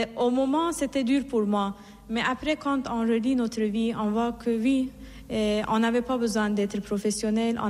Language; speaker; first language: French; non-native, fluent; Persian